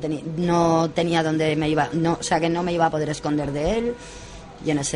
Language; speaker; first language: Spanish; native; Spanish